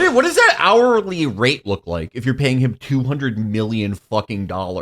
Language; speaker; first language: English; native; English